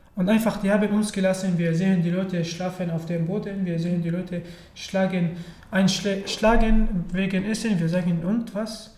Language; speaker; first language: German; non-native, learner; Arabic